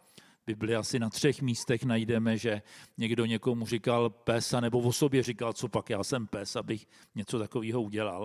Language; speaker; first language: Czech; native; Czech